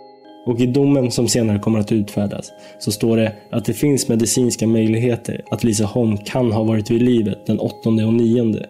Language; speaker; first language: Swedish; native; Swedish